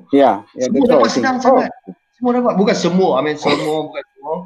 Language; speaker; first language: English; non-native, local second language; Malay